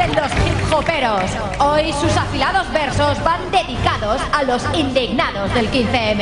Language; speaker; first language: Spanish; native; Spanish